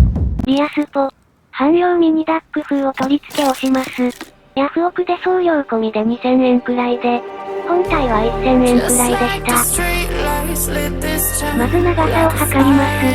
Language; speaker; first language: Japanese; native; Japanese